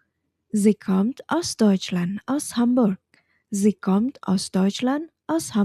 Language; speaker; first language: German; non-native, fluent; Indonesian